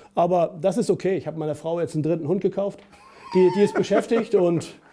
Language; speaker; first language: German; native; German